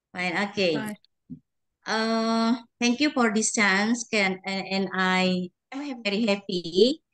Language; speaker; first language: English; non-native, learner; Indonesian